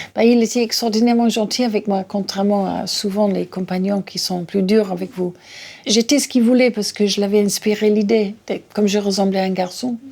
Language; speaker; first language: French; non-native, fluent; English